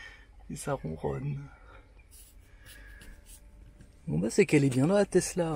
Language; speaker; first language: French; native; French